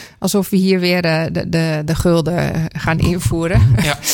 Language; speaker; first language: Dutch; native; Dutch